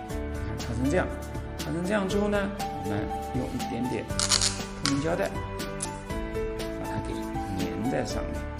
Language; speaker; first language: Chinese; native; Chinese